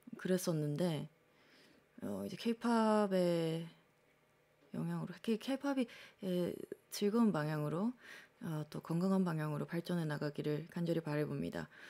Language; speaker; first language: Korean; native; Korean